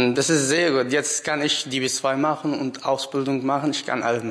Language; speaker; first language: German; non-native, learner; Arabic